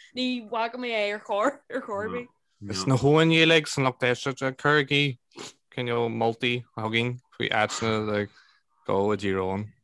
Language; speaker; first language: Irish; non-native, local second language; English